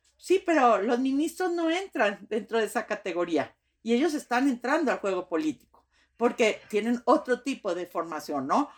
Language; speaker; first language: Spanish; native; Spanish